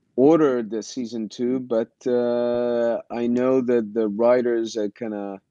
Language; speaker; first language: English; early bilingual, other home language; Russian